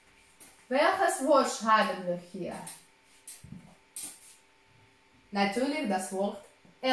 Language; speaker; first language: German; non-native, fluent; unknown